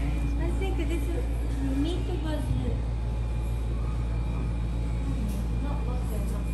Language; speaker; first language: English; non-native, fluent; Japanese